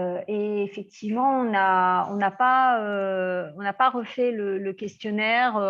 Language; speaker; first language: French; native; French